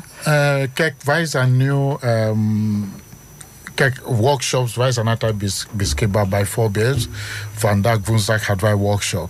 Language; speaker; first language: Dutch; non-native, fluent; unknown